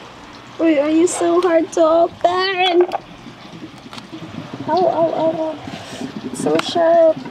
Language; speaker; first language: English; non-native, learner; Cebuano